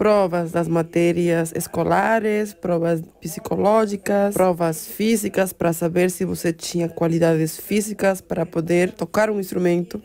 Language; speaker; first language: Portuguese; non-native, fluent; Spanish